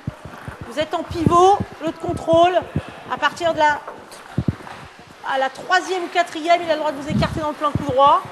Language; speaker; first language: French; native; French